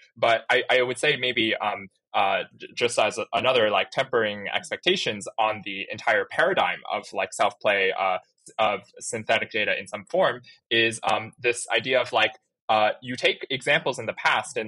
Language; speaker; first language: English; native; English